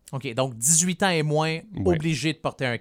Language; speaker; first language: French; native; French